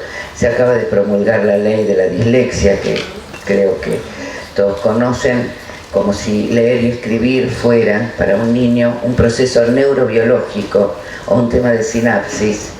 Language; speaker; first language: Spanish; native; Spanish